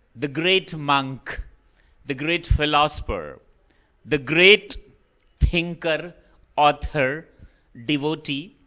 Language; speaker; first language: English; non-native, local second language; Hindi